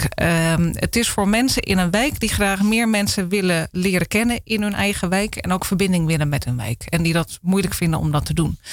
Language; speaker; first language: Dutch; native; Dutch